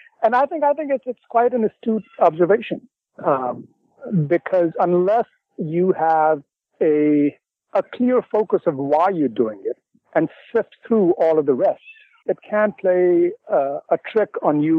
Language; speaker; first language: English; non-native, local second language; Urdu